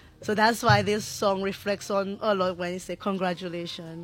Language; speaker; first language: English; non-native, local second language; Seselwa Creole French